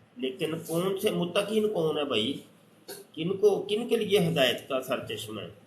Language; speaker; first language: Urdu; non-native, local second language; Punjabi